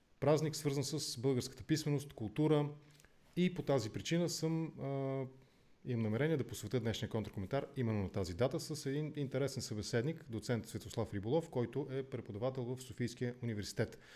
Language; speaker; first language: Bulgarian; native; Bulgarian